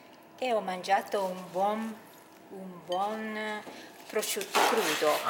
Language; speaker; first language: Italian; non-native, fluent; Japanese